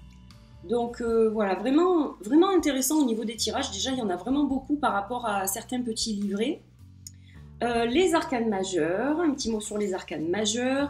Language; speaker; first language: French; native; French